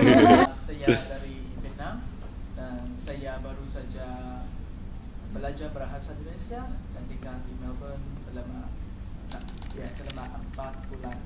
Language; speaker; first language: Indonesian; non-native, learner; Vietnamese